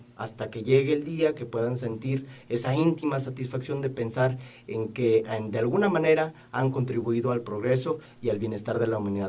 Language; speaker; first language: Spanish; native; Spanish